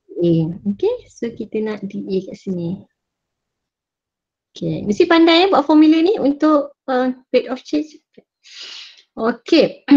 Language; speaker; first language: Malay; native; Malay